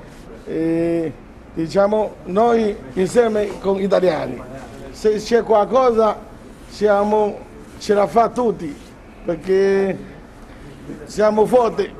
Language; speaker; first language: Italian; non-native, learner; Chinese